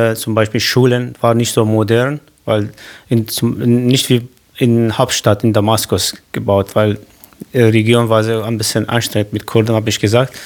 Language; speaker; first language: German; non-native, learner; Kurdish